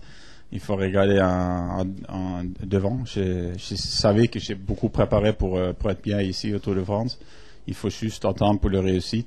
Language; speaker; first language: French; non-native, fluent; Norwegian